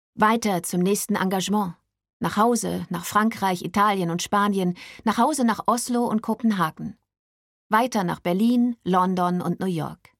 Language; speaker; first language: German; native; German